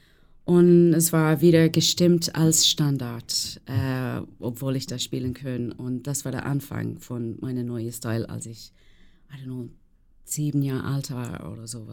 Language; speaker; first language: German; non-native, learner; English